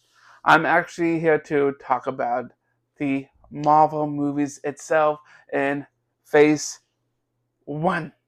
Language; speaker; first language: English; native; English